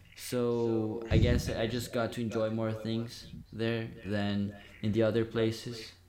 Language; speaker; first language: English; non-native, fluent; Portuguese